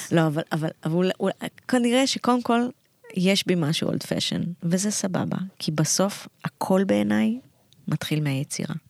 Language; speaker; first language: Hebrew; early bilingual, other home language; Russian